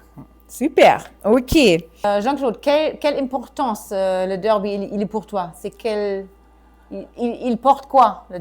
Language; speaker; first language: French; non-native, fluent; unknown